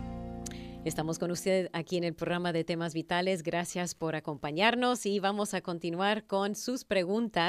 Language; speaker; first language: Spanish; native; Spanish